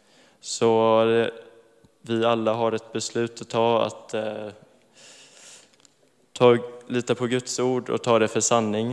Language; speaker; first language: Swedish; native; Swedish